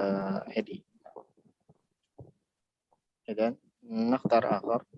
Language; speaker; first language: Arabic; non-native, learner; Indonesian